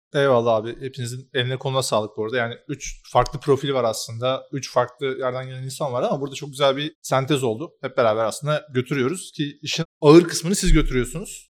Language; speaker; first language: Turkish; native; Turkish